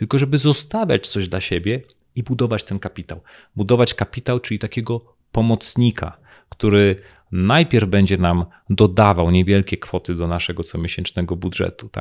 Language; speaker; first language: Polish; native; Polish